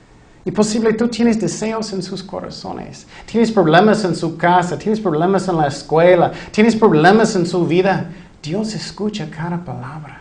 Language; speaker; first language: Spanish; non-native, fluent; English